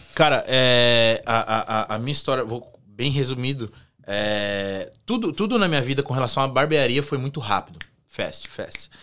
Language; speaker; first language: Portuguese; native; Portuguese